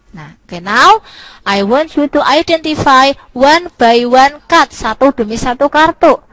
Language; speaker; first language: English; non-native, local second language; Indonesian